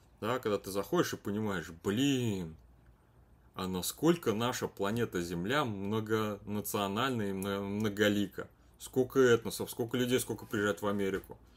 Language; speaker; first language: Russian; native; Russian